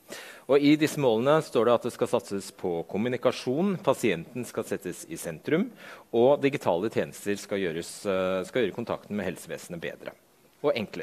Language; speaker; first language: Norwegian; native; Norwegian